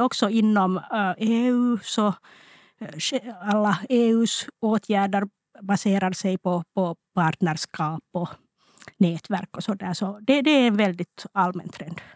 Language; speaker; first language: Swedish; non-native, local second language; Finnish